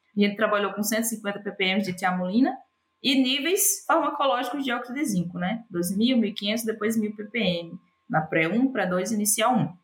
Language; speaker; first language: Portuguese; native; Portuguese